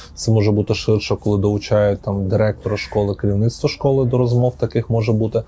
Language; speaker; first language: Ukrainian; native; Ukrainian